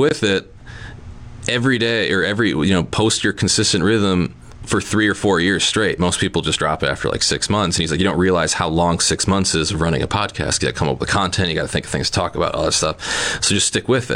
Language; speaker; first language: English; native; English